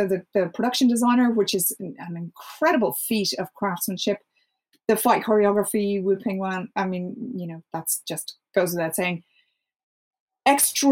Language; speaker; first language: English; native; English